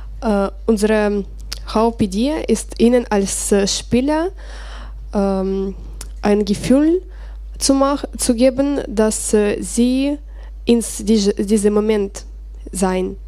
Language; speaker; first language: German; non-native, learner; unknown